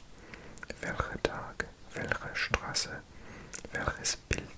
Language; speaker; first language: German; non-native, learner; English